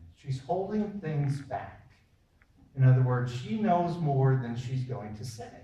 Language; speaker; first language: English; native; English